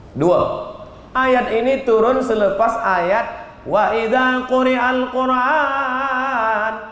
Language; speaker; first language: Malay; native; Malay